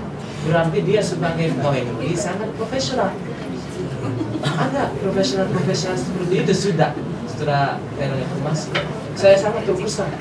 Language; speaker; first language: Indonesian; non-native, fluent; Japanese